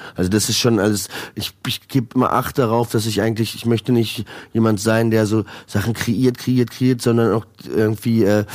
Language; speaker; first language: German; early bilingual, heritage; Croatian